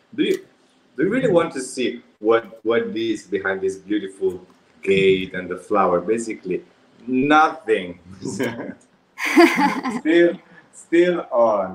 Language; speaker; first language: English; non-native, fluent; Italian